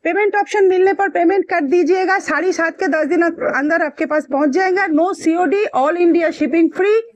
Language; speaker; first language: Hindi; non-native, local second language; Bangla